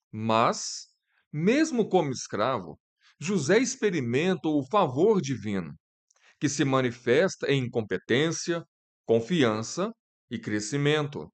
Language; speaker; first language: Portuguese; native; Portuguese